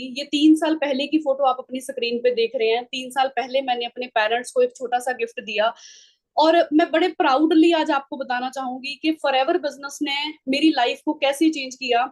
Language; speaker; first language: Hindi; non-native, local second language; Punjabi